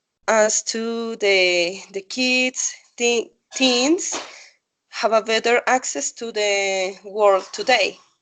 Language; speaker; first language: English; non-native, learner; Spanish